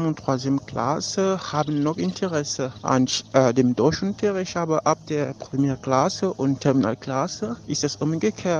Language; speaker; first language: German; non-native, fluent; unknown